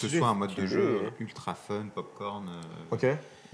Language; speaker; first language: French; native; French